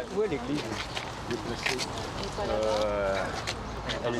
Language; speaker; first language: French; native; French